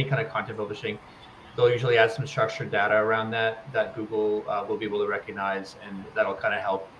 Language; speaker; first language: English; native; English